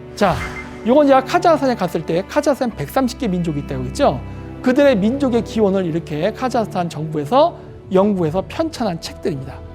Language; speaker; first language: Korean; native; Korean